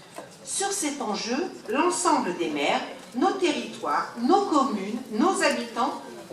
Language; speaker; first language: French; native; French